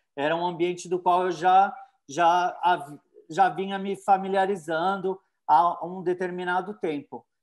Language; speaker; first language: Portuguese; native; Portuguese